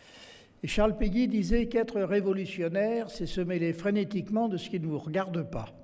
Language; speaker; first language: French; native; French